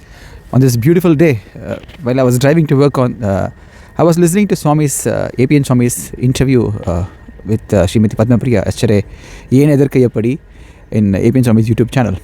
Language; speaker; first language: English; non-native, local second language; Tamil